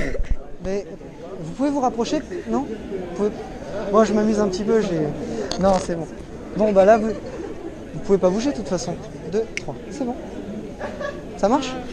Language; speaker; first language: French; native; French